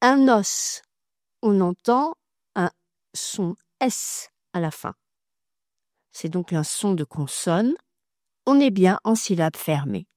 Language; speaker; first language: French; native; French